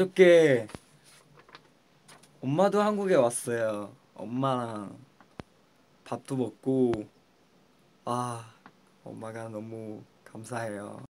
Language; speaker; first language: Korean; non-native, fluent; Chinese